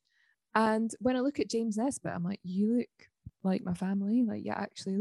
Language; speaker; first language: English; native; English